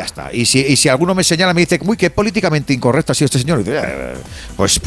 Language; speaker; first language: Spanish; native; Spanish